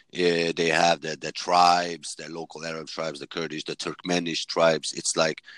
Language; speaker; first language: English; early bilingual, heritage; Swedish